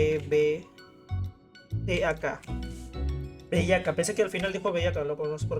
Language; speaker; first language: Spanish; native; Spanish